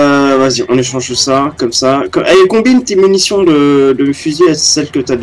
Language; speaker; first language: French; native; French